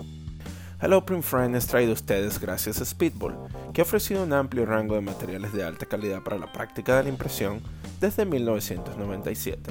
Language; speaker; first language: Spanish; native; Spanish